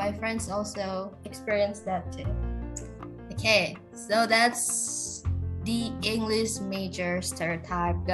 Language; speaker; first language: English; non-native, fluent; Indonesian